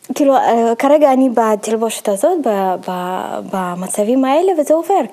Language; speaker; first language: Hebrew; early bilingual, other home language; Russian